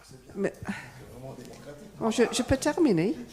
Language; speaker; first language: French; non-native, fluent; English